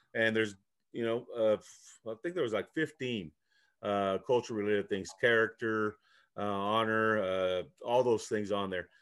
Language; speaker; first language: English; early bilingual, other home language; Spanish